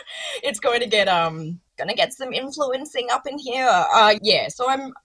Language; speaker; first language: English; native; English